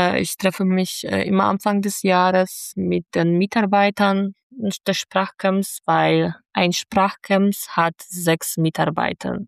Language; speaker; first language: German; non-native, fluent; Polish